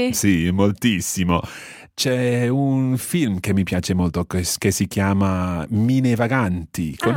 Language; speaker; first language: Italian; non-native, fluent; English